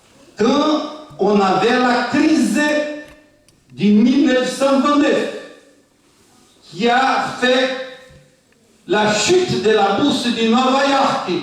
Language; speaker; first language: French; non-native, fluent; Portuguese